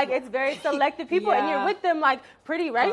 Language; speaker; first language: English; native; English